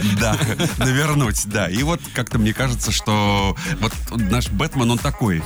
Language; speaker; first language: Russian; native; Russian